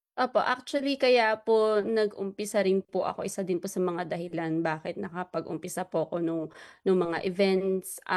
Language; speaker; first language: Filipino; native; Filipino